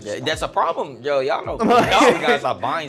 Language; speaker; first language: English; native; English